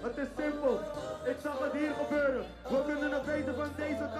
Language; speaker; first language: Dutch; native; Dutch